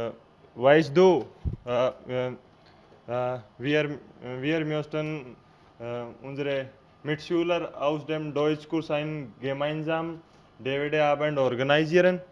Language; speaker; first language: German; non-native, learner; Hindi